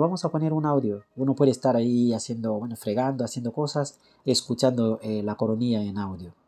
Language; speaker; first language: Spanish; non-native, fluent; French